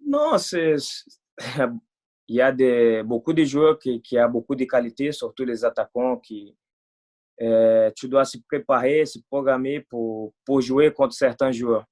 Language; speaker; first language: French; non-native, fluent; Portuguese